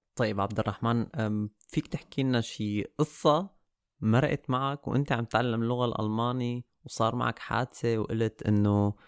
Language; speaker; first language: Arabic; native; Arabic